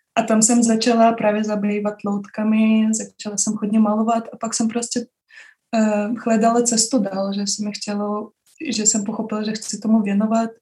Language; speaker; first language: Czech; non-native, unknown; Russian